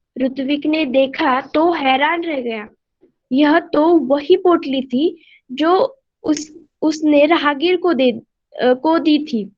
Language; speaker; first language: Hindi; non-native, local second language; Marathi